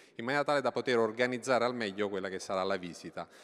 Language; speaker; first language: Italian; native; Italian